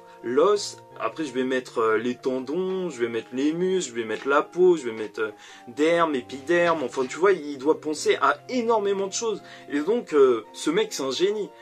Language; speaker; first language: French; native; French